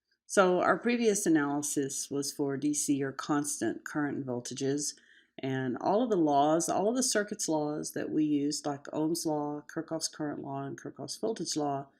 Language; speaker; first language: English; native; English